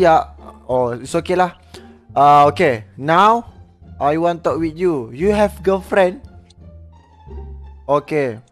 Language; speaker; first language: English; non-native, learner; Malay